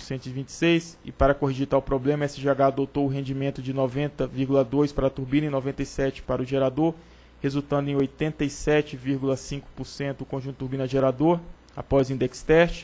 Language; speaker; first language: Portuguese; native; Portuguese